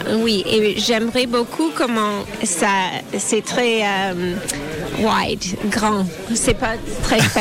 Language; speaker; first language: French; non-native, learner; English